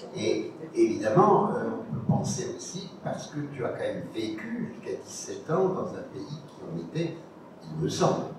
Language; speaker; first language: French; native; French